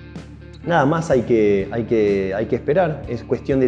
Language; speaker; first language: Spanish; native; Spanish